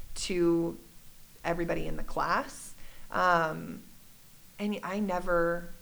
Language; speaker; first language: English; native; English